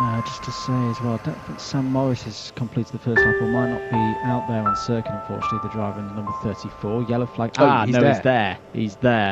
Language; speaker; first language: English; native; English